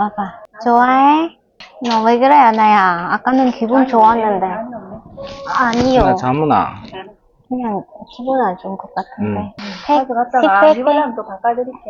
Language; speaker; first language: Korean; non-native, learner; Vietnamese